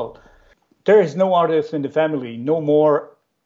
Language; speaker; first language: English; native; English